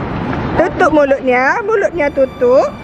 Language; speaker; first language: Indonesian; native; Indonesian